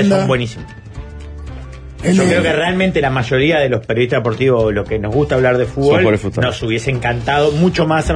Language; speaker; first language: Spanish; native; Spanish